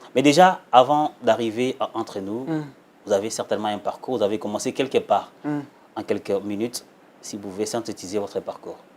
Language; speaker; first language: French; non-native, local second language; Lingala